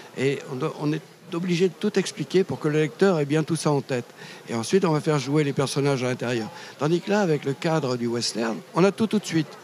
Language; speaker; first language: French; native; French